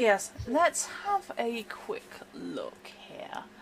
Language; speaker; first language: English; native; English